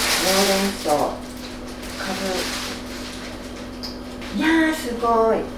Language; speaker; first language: Japanese; native; Japanese